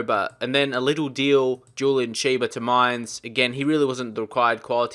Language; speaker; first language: English; native; English